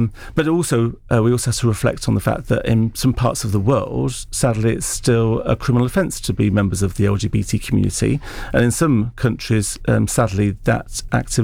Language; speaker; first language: English; native; English